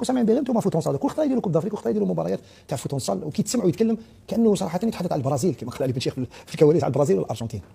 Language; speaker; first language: Arabic; native; Arabic